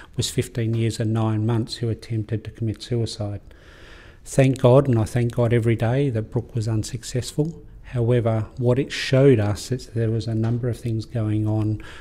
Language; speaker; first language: English; native; English